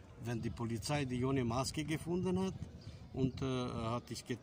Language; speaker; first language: German; non-native, fluent; Romanian